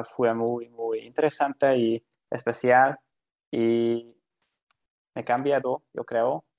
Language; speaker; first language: Spanish; non-native, learner; Hungarian